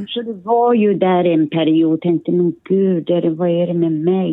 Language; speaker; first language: Swedish; early bilingual, other home language; Finnish